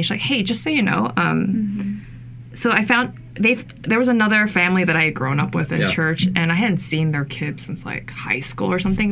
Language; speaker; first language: English; native; English